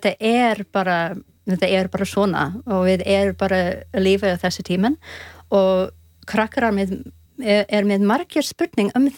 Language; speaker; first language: Icelandic; non-native, learner; English